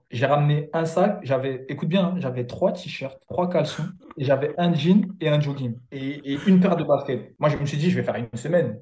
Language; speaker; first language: French; early bilingual, other home language; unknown